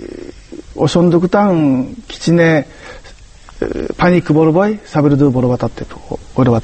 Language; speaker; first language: Kyrgyz; non-native, learner; Japanese